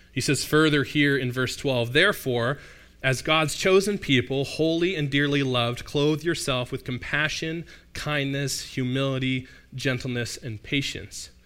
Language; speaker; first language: English; native; English